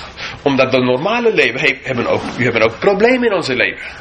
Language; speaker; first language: Dutch; non-native, fluent; English